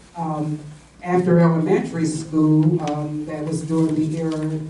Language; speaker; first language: English; native; English